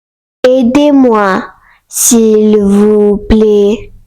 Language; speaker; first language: French; non-native, learner; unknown